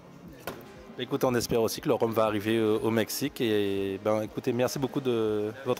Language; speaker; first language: French; native; French